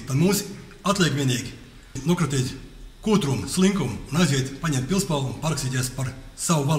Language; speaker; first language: Latvian; native; Latvian